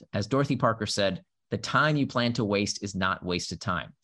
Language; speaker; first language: English; early bilingual, other home language; Hebrew